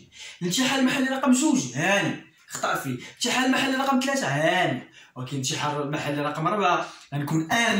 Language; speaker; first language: Arabic; native; Arabic